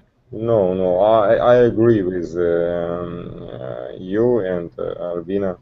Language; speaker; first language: English; non-native, learner; Russian